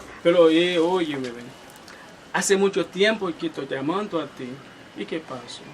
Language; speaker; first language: Spanish; non-native, learner; Haitian Creole